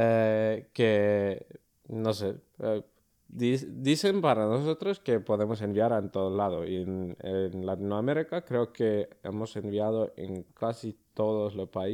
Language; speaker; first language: Spanish; early bilingual, other home language; Finnish